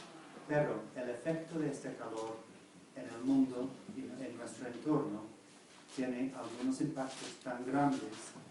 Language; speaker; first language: Spanish; non-native, fluent; English